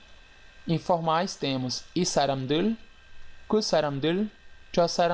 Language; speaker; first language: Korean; non-native, fluent; Portuguese